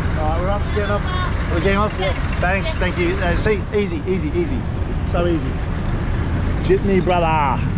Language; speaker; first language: English; native; English